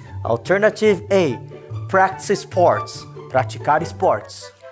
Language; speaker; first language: English; non-native, fluent; Portuguese